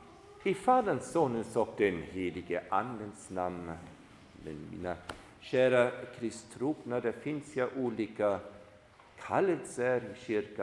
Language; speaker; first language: Swedish; non-native, fluent; German